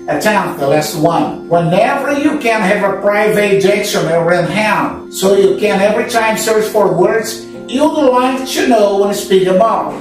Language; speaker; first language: English; non-native, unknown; Portuguese